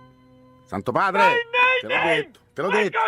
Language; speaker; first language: Italian; native; Italian